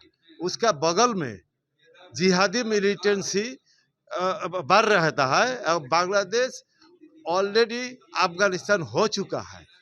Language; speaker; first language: Hindi; non-native, fluent; Bangla